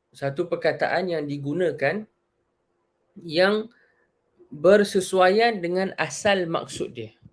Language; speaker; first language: Malay; native; Malay